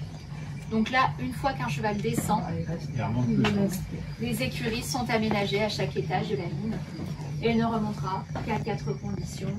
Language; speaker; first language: French; native; French